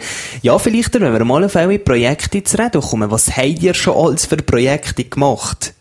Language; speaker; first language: German; native; German